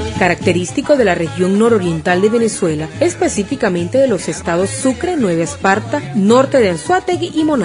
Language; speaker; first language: Spanish; native; Spanish